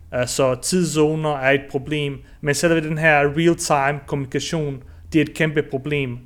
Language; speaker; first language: Danish; early bilingual, other home language; Bosnian